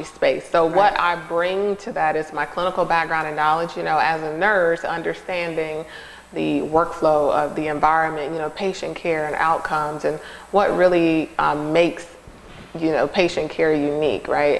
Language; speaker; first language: English; native; English